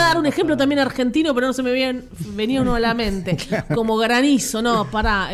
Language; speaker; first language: Spanish; native; Spanish